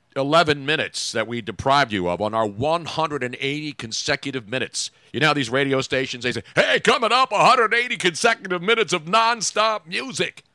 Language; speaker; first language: English; early bilingual, other home language; Italian